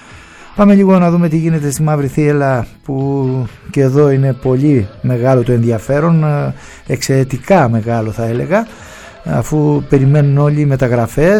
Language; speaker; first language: Greek; native; Greek